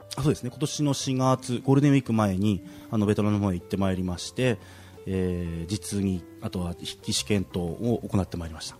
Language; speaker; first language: Japanese; native; Japanese